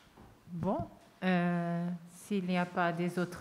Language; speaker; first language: French; non-native, fluent; Portuguese